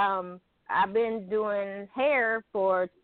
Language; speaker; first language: English; native; English